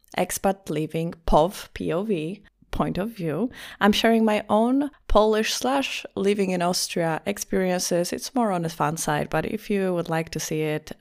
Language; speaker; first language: English; non-native, fluent; Polish